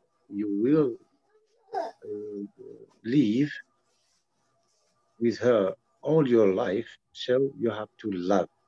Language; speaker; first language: English; non-native, learner; French